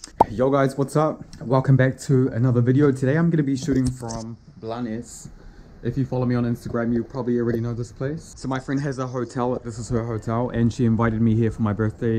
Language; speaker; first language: English; native; English